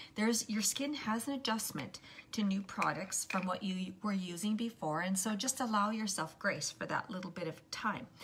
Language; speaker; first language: English; native; English